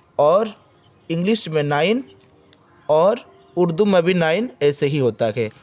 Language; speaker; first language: Hindi; native; Hindi